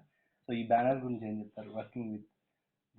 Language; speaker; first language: Telugu; native; Telugu